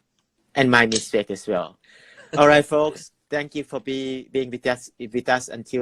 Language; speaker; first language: English; non-native, fluent; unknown